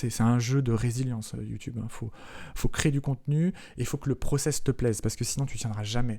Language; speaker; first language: French; native; French